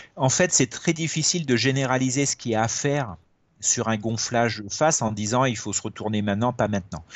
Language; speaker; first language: French; native; French